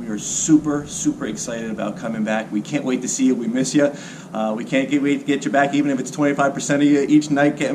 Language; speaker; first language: English; native; English